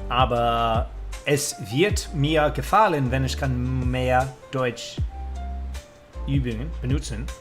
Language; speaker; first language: German; non-native, learner; English